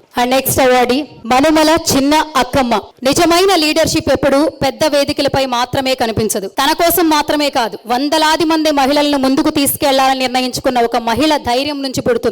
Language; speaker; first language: Telugu; native; Telugu